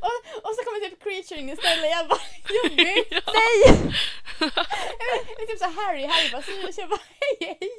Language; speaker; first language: Swedish; native; Swedish